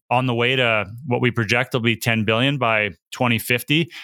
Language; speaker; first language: English; native; English